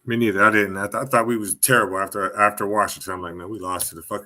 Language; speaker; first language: English; native; English